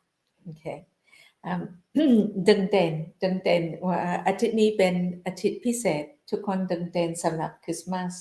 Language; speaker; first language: Thai; non-native, fluent; English